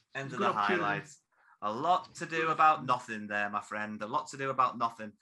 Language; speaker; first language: English; native; English